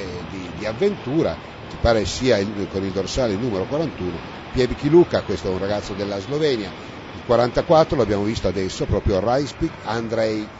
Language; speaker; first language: Italian; native; Italian